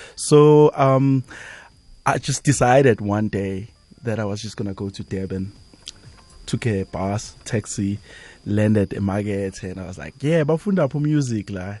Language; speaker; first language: English; non-native, local second language; Zulu